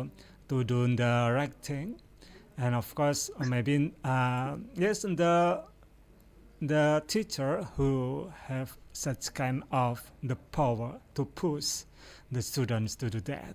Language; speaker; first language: English; non-native, fluent; Indonesian